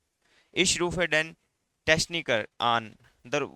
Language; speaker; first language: German; non-native, fluent; Hindi